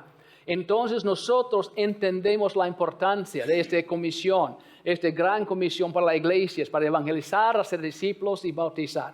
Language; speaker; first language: Spanish; non-native, fluent; English